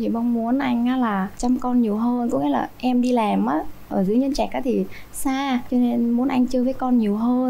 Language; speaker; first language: Vietnamese; native; Vietnamese